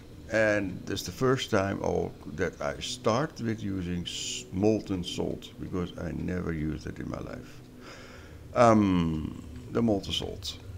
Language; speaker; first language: English; non-native, learner; Dutch